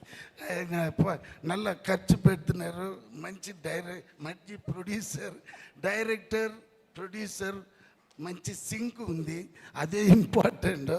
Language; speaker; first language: Telugu; non-native, learner; Tamil